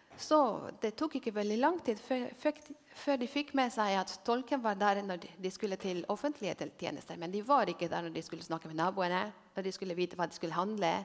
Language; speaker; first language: Norwegian; non-native, fluent; Spanish